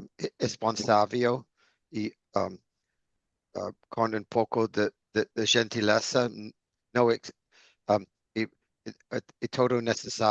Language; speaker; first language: Portuguese; non-native, learner; English